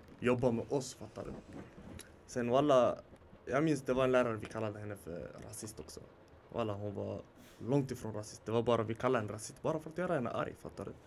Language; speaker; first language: Swedish; early bilingual, other home language; Somali